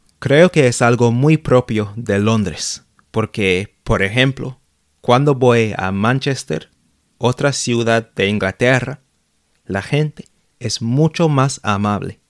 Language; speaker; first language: Spanish; non-native, fluent; English